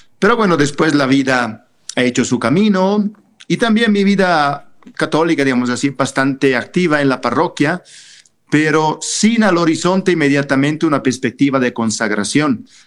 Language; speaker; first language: Spanish; non-native, fluent; Italian